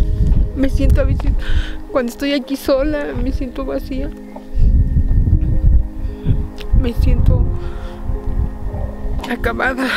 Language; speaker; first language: Spanish; native; Spanish